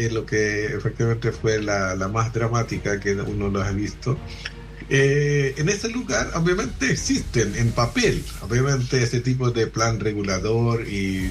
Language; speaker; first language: Spanish; non-native, fluent; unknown